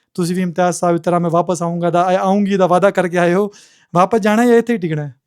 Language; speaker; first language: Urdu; native; Urdu